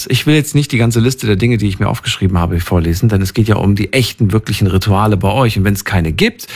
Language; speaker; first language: German; native; German